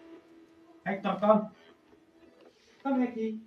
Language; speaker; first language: Dutch; native; Dutch